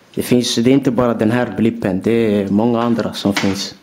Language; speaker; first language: Swedish; early bilingual, other home language; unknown